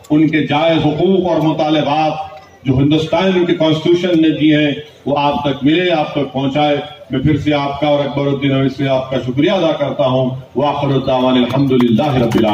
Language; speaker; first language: Urdu; native; Urdu